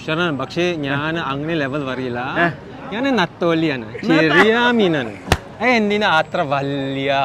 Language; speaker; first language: Malayalam; non-native, learner; Chinese